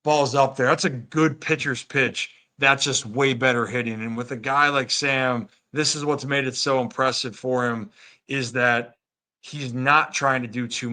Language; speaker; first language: English; native; English